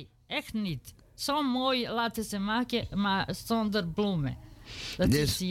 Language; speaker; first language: Dutch; non-native, learner; Serbian